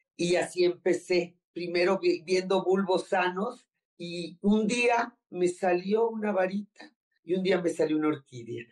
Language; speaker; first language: Spanish; native; Spanish